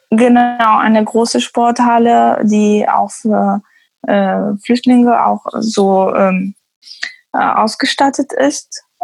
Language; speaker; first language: German; non-native, fluent; Arabic